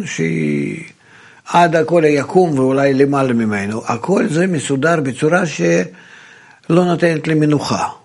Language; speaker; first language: Hebrew; native; Hebrew